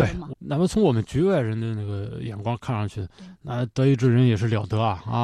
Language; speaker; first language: Chinese; native; Chinese